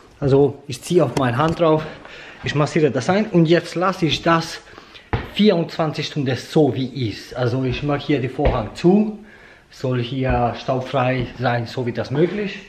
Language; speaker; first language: German; non-native, fluent; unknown